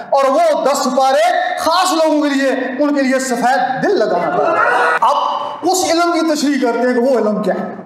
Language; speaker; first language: Urdu; non-native, local second language; Punjabi